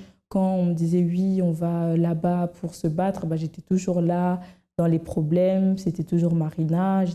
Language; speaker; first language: French; native; French